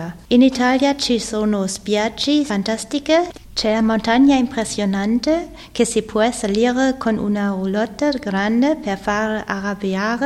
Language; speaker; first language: Italian; non-native, learner; German